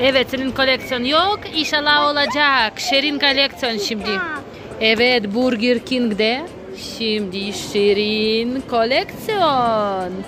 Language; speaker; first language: Turkish; non-native, learner; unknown